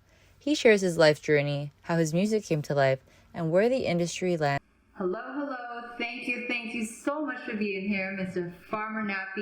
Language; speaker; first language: English; native; English